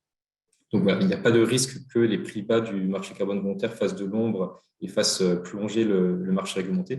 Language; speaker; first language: French; native; French